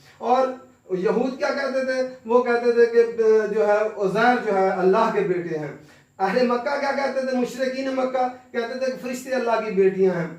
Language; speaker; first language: Urdu; native; Urdu